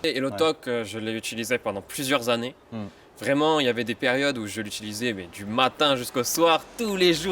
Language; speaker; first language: French; native; French